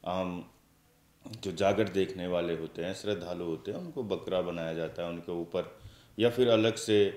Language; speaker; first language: Hindi; native; Hindi